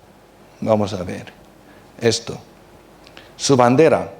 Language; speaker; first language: Spanish; non-native, fluent; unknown